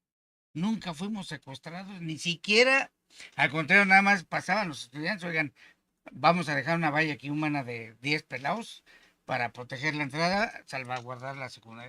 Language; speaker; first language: Spanish; native; Spanish